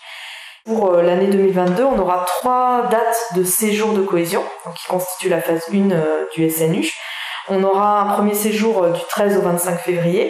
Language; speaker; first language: French; native; French